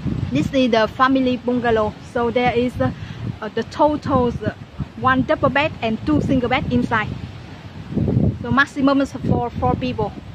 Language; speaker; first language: English; non-native, learner; Vietnamese